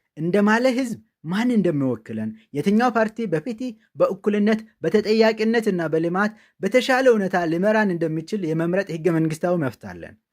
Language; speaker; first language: Amharic; non-native, local second language; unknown